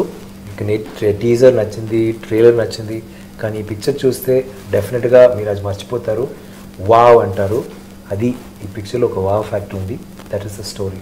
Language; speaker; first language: Telugu; non-native, learner; Tamil